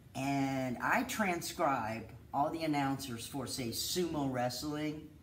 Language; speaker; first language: English; native; English